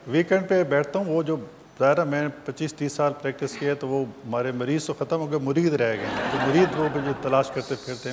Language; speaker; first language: Urdu; native; Urdu